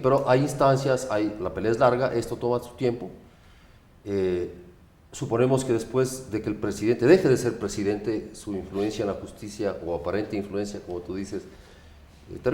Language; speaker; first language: Spanish; native; Spanish